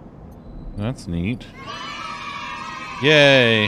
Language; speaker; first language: English; native; English